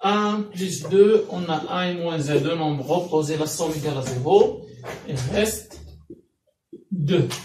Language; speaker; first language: French; non-native, local second language; Arabic